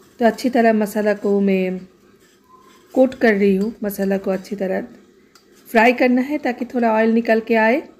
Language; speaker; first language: Hindi; non-native, local second language; Bangla